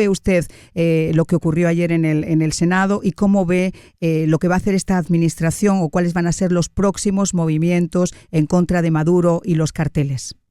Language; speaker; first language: Spanish; native; Spanish